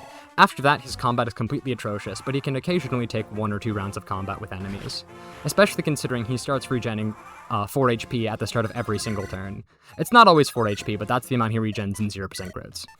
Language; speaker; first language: English; native; English